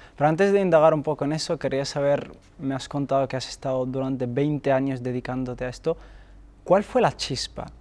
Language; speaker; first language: Spanish; native; Spanish